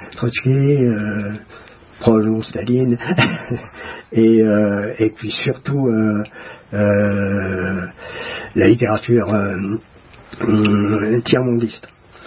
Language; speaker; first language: French; native; French